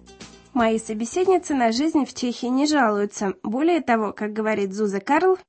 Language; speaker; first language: Russian; native; Russian